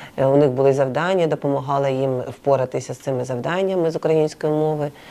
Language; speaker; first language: Ukrainian; native; Ukrainian